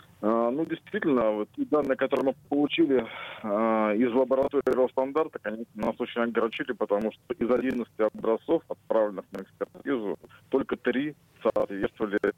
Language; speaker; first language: Russian; native; Russian